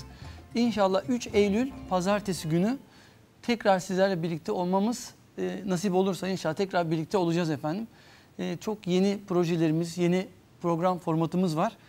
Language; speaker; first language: Turkish; native; Turkish